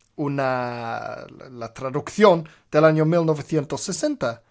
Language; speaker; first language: Spanish; non-native, fluent; English